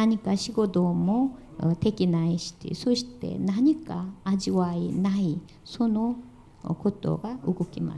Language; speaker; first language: Japanese; non-native, fluent; Korean